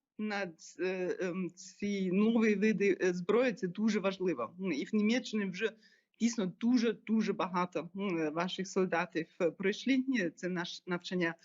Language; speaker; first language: Ukrainian; non-native, fluent; German